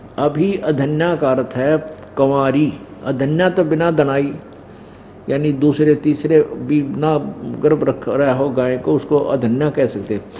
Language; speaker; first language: Hindi; native; Hindi